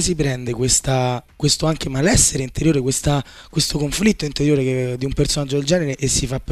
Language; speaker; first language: Italian; native; Italian